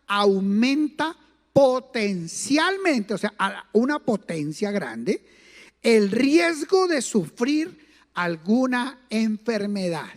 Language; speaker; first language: Spanish; native; Spanish